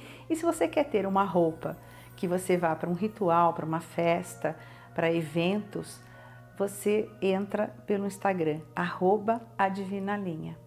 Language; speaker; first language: Portuguese; native; Portuguese